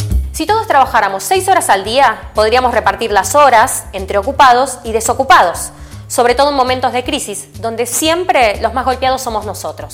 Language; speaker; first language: Spanish; native; Spanish